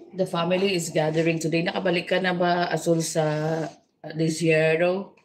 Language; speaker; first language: Filipino; non-native, local second language; Hiligaynon